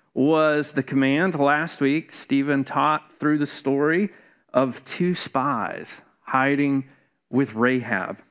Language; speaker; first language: English; native; English